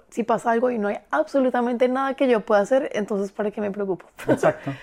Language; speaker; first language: Spanish; native; Spanish